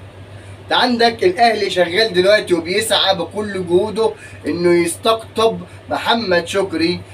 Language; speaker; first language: Arabic; native; Arabic